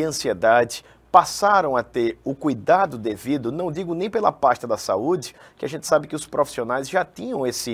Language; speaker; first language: Portuguese; native; Portuguese